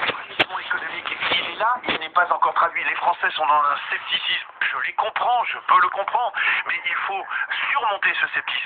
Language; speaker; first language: French; native; French